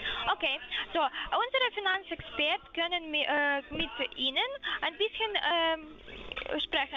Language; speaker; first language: German; non-native, learner; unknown